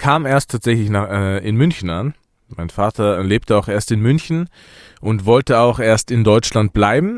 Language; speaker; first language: German; early bilingual, other home language; Persian